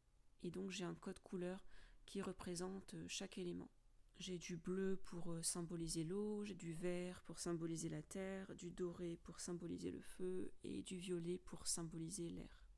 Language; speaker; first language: French; native; French